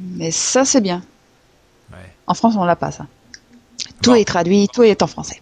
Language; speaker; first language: French; native; French